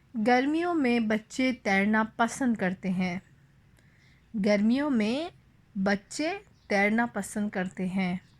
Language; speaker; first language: Urdu; native; Urdu